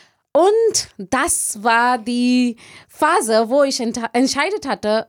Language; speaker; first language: German; non-native, learner; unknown